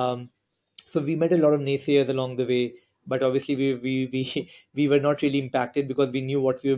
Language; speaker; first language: English; non-native, local second language; Hindi